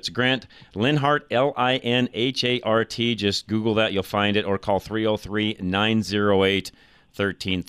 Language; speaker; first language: English; native; English